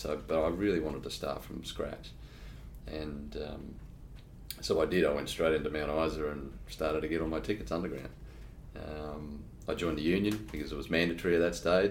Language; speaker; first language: English; native; English